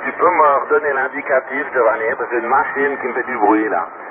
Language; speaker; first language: French; native; French